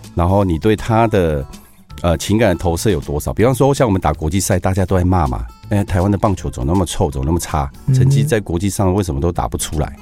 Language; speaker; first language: Chinese; native; Chinese